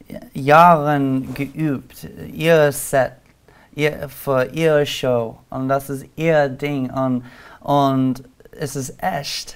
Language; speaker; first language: German; non-native, learner; English